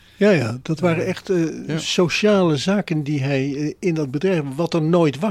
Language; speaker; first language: Dutch; native; Dutch